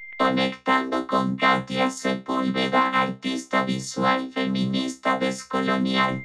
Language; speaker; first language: Spanish; native; Spanish